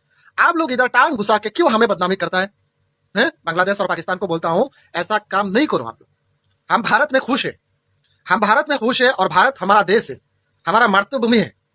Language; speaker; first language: Hindi; non-native, local second language; Bangla